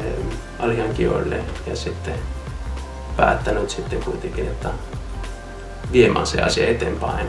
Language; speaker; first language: Finnish; non-native, fluent; Italian